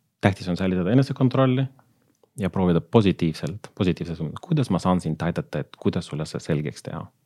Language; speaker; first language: Estonian; non-native, local second language; Russian